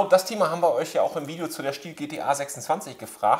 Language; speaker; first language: German; native; German